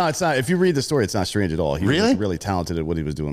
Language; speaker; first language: English; native; English